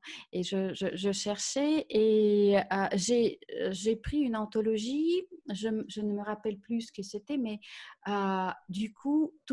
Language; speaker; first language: French; non-native, fluent; Russian